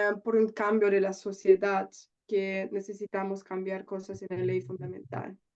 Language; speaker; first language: Spanish; non-native, learner; German